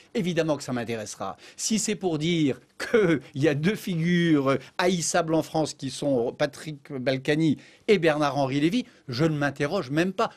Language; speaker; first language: French; native; French